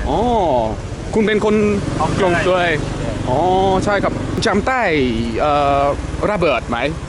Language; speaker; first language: Thai; non-native, learner; English